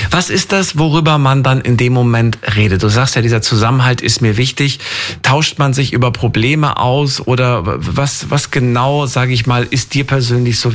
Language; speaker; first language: German; native; German